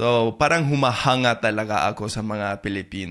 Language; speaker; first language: Filipino; non-native, fluent; English